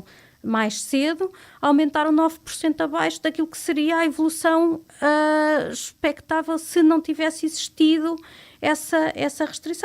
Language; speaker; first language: Portuguese; native; Portuguese